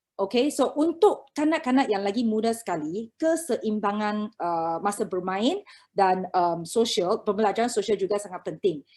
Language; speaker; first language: Malay; non-native, local second language; Chinese